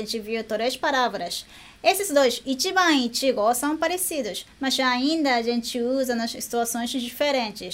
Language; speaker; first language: Portuguese; non-native, fluent; Japanese